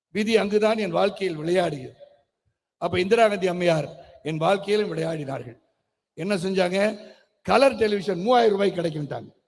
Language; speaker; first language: Tamil; native; Tamil